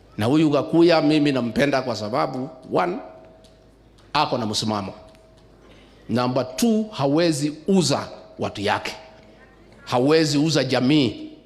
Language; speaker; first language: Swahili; non-native, local second language; Kikuyu